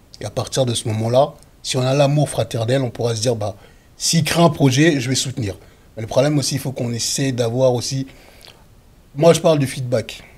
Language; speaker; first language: French; early bilingual, other home language; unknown